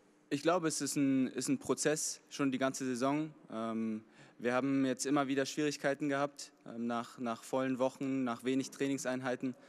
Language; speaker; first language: German; native; German